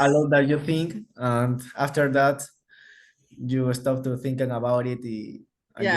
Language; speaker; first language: English; non-native, learner; Spanish